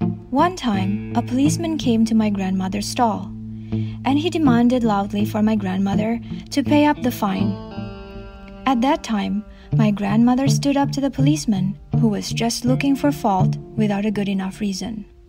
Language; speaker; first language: English; non-native, fluent; Indonesian